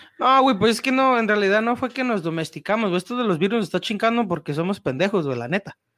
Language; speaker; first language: Spanish; native; Spanish